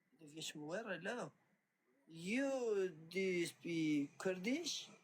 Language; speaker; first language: English; non-native, learner; Turkish